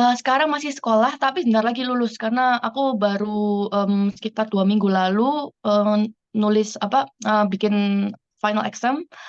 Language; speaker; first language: Indonesian; native; Indonesian